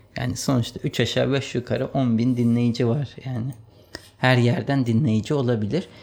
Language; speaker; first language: Turkish; native; Turkish